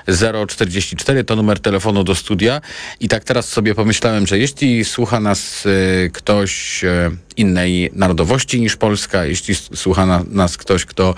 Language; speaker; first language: Polish; native; Polish